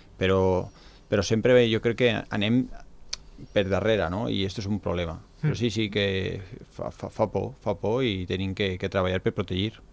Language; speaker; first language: Catalan; non-native, local second language; Spanish